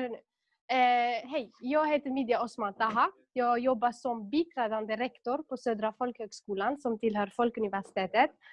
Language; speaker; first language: Swedish; non-native, local second language; Kurdish